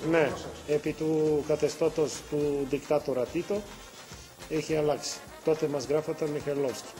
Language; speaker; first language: Greek; early bilingual, heritage; Greek